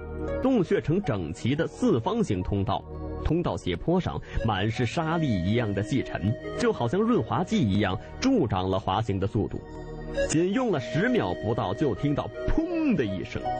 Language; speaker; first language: Chinese; native; Chinese